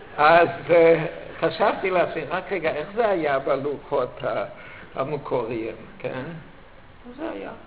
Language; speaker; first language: Hebrew; non-native, fluent; German